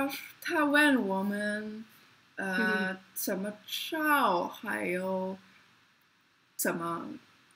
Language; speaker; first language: Chinese; non-native, learner; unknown